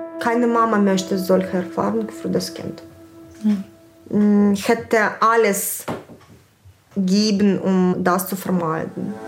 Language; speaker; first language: German; non-native, fluent; Ukrainian